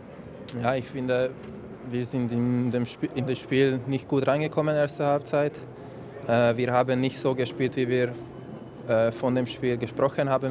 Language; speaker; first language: German; non-native, fluent; Slovak